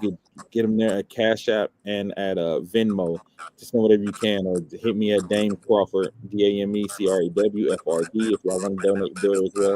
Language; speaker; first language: English; native; English